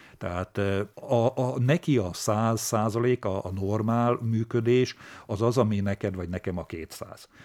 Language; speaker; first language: Hungarian; native; Hungarian